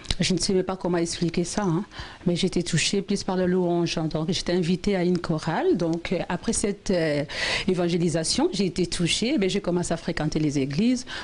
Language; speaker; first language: French; non-native, local second language; Lingala